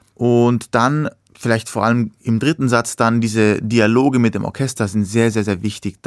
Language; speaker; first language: German; early bilingual, other home language; Persian